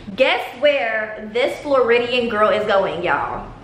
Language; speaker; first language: English; native; English